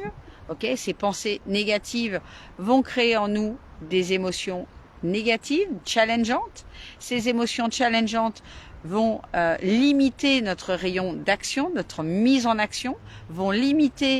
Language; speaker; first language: French; native; French